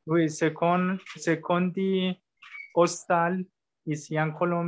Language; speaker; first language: French; non-native, learner; Spanish